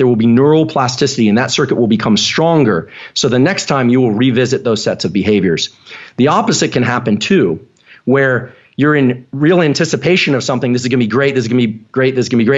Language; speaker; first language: English; native; English